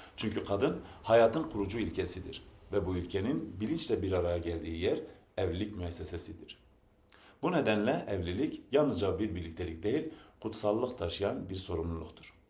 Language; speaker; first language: Turkish; non-native, local second language; Zaza